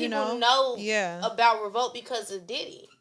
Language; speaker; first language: English; native; English